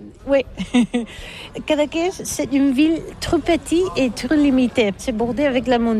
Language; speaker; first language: French; non-native, learner; Catalan